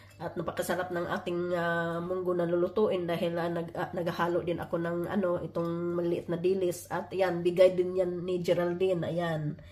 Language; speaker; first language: Filipino; non-native, local second language; Cebuano